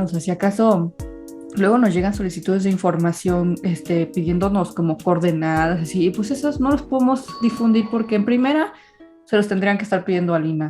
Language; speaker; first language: Spanish; native; Spanish